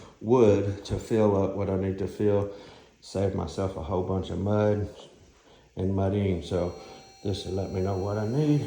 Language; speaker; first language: English; native; English